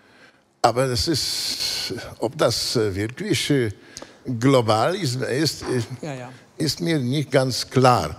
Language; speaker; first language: German; non-native, fluent; Polish